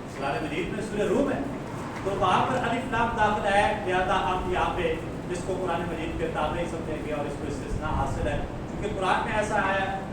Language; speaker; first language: Urdu; non-native, local second language; Punjabi